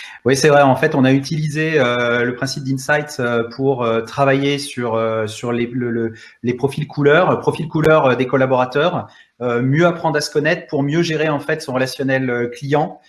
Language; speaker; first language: French; native; French